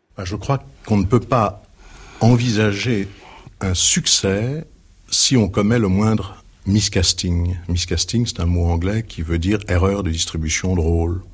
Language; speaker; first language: French; native; French